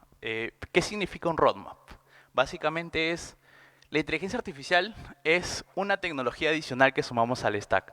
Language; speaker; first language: Spanish; native; Spanish